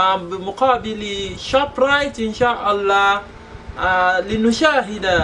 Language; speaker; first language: Arabic; non-native, fluent; Yoruba